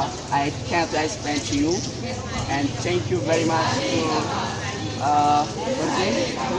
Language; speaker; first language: English; non-native, learner; Indonesian